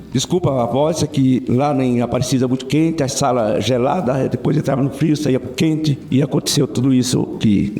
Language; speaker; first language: Portuguese; native; Portuguese